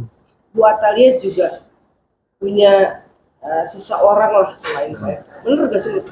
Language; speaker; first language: Indonesian; native; Indonesian